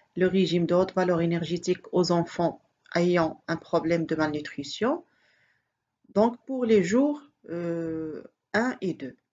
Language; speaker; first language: French; non-native, local second language; Arabic